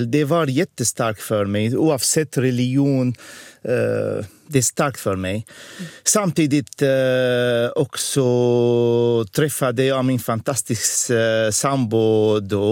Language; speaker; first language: Swedish; non-native, fluent; Arabic